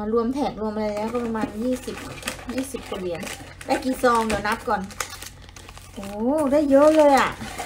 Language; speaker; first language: Thai; native; Thai